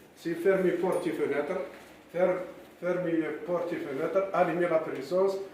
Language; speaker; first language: French; non-native, local second language; Arabic